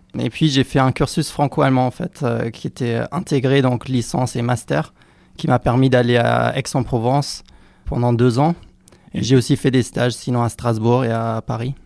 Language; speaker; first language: French; non-native, fluent; German